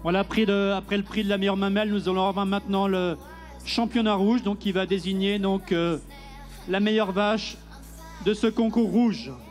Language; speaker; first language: French; native; French